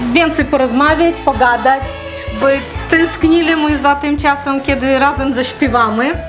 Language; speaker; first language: Polish; non-native, learner; Ukrainian